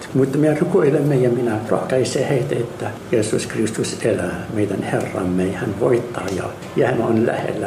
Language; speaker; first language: Finnish; non-native, fluent; Arabic